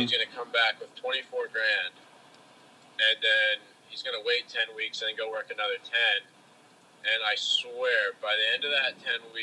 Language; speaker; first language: English; native; English